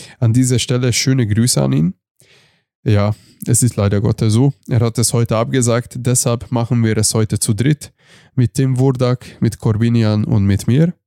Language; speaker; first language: German; non-native, fluent; Hungarian